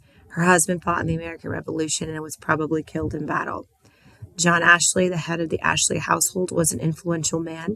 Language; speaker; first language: English; native; English